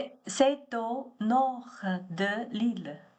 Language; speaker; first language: French; non-native, learner; Chinese